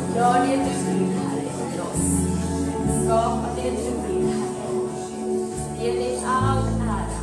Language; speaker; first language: Swedish; early bilingual, other home language; Amharic